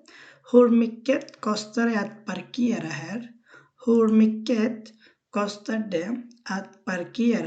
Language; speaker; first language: Swedish; non-native, fluent; Bangla